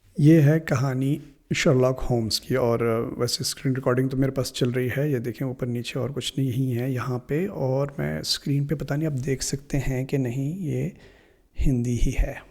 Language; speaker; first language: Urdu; native; Urdu